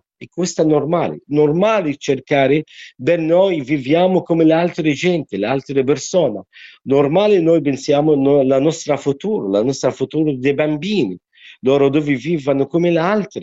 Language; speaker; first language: Italian; non-native, learner; Arabic